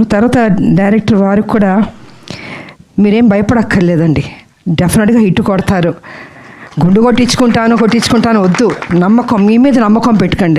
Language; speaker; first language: Telugu; native; Telugu